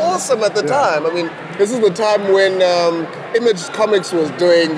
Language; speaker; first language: English; non-native, local second language; Xhosa